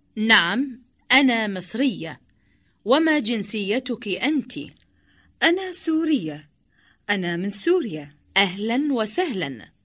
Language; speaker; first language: Arabic; non-native, learner; Indonesian